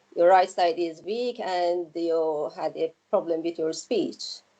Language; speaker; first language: English; non-native, fluent; Persian